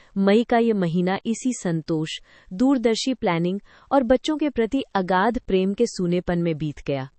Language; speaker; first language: Hindi; native; Hindi